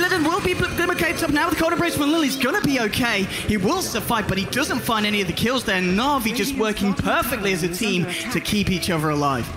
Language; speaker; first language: English; native; English